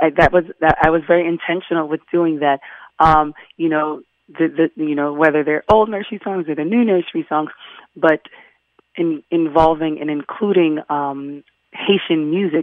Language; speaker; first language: English; early bilingual, other home language; Haitian Creole